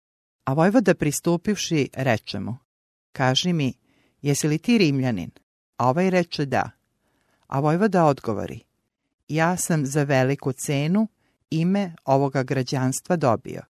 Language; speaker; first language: Serbian; native; Serbian